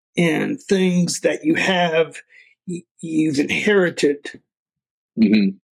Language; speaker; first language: English; native; English